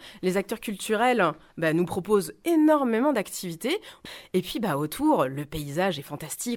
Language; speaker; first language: French; native; French